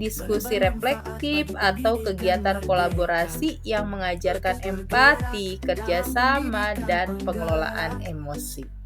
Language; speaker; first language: Indonesian; native; Indonesian